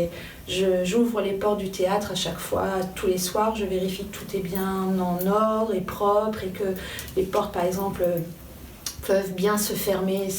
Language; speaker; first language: French; native; French